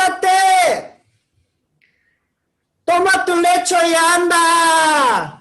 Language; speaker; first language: Spanish; non-native, learner; Korean